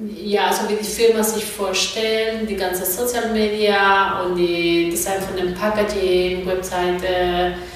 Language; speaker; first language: German; non-native, fluent; Spanish